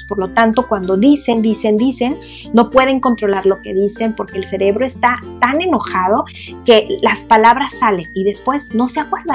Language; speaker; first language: Spanish; native; Spanish